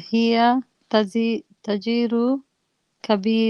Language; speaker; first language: Arabic; non-native, learner; English